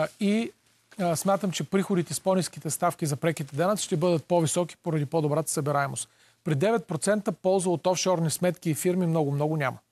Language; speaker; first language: Bulgarian; native; Bulgarian